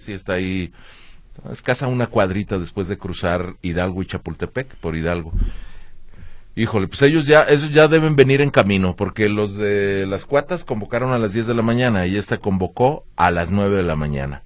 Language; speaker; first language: Spanish; native; Spanish